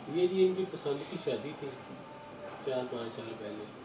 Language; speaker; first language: Urdu; non-native, local second language; Punjabi